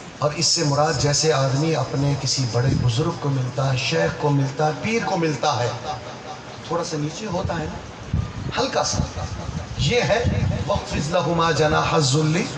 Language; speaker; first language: Urdu; non-native, local second language; Punjabi